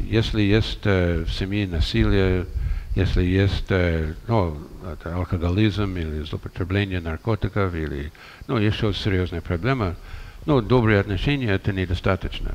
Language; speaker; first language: Russian; non-native, fluent; English